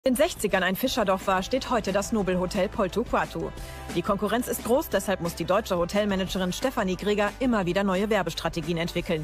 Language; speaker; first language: German; native; German